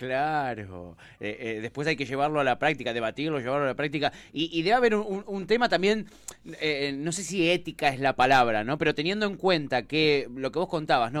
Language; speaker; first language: Spanish; native; Spanish